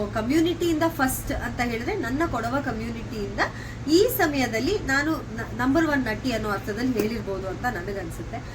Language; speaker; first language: Kannada; non-native, local second language; Kodava